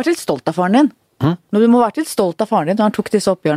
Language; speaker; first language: Norwegian; native; Norwegian